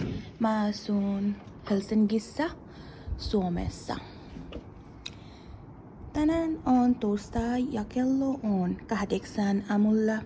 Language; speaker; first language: Finnish; non-native, learner; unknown